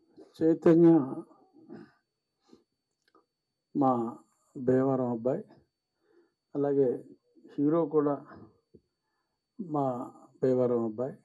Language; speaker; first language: Telugu; native; Telugu